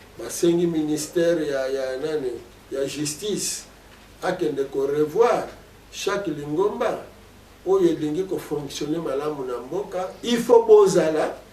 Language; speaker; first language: Lingala; non-native, local second language; Kongo